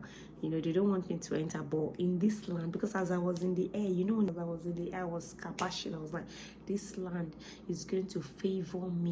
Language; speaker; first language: English; non-native, local second language; Yoruba